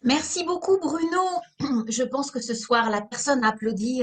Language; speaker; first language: French; native; French